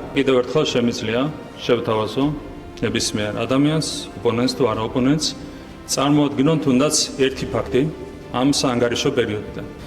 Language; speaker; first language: Georgian; native; Georgian